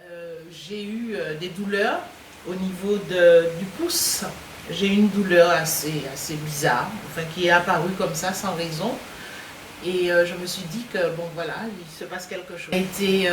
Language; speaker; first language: French; native; French